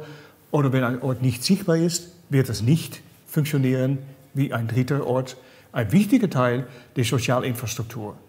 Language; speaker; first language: German; non-native, fluent; Dutch